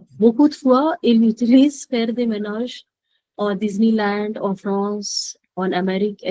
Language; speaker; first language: French; non-native, learner; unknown